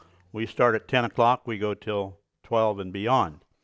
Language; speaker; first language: English; early bilingual, other home language; Pennsylvania German